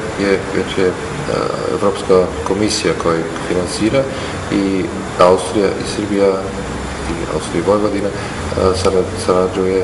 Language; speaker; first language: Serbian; non-native, learner; German